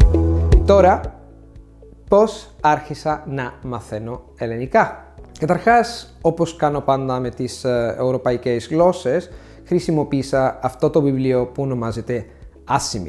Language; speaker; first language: Greek; non-native, fluent; Italian